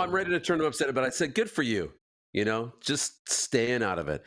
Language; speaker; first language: English; native; English